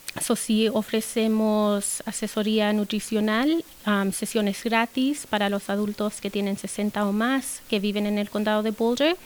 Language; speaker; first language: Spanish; early bilingual, heritage; Spanish